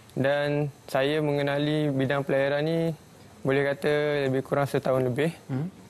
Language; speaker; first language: Malay; native; Malay